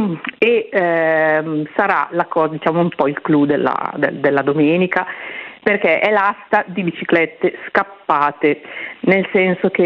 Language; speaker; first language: Italian; native; Italian